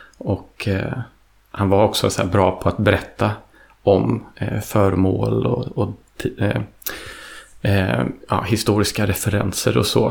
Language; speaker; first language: Swedish; early bilingual, heritage; Swedish